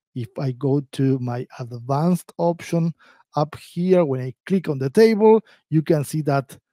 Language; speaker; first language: English; non-native, fluent; Spanish